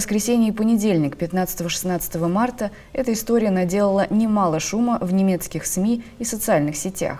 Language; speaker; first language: Russian; native; Russian